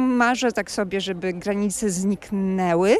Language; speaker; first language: Polish; non-native, fluent; Ukrainian